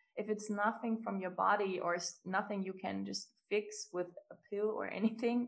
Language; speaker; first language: English; non-native, fluent; German